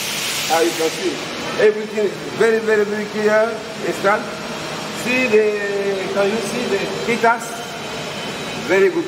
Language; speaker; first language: English; non-native, learner; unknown